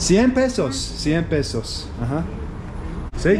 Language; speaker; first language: Spanish; non-native, learner; English